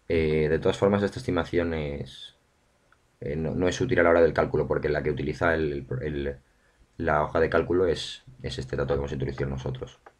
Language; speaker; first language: Spanish; native; Spanish